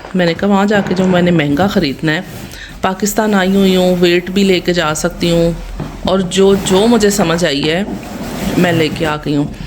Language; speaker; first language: Urdu; native; Urdu